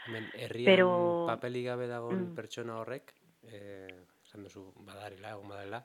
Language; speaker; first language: Basque; native; Basque